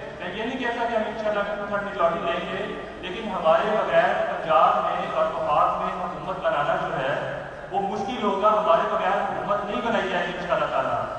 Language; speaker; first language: Urdu; non-native, local second language; Punjabi